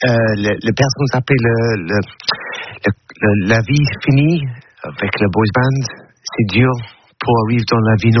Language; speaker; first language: French; non-native, learner; English